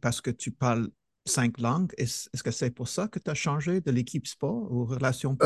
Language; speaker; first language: French; non-native, fluent; English